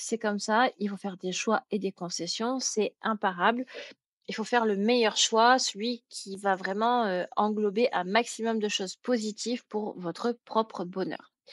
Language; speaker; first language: French; native; French